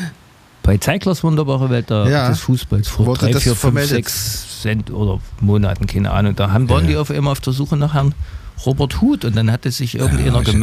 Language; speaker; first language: German; native; German